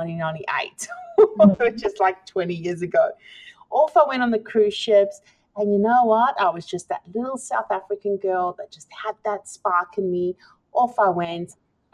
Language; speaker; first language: English; native; English